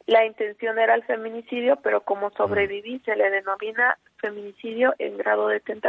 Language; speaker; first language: Spanish; native; Spanish